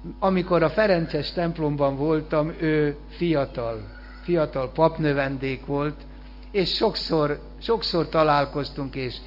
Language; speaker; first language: Hungarian; native; Hungarian